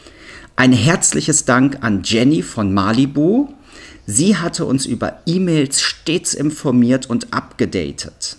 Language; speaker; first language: German; native; German